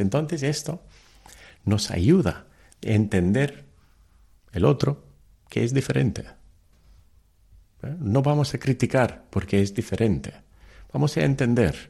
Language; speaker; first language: Spanish; early bilingual, heritage; Telugu